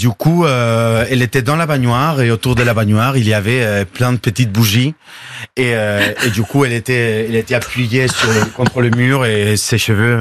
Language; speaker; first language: French; non-native, fluent; Spanish